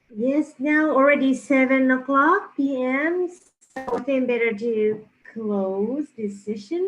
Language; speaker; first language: English; non-native, fluent; Japanese